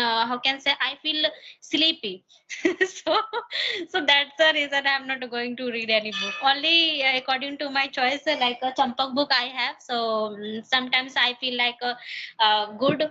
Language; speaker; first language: English; non-native, learner; Hindi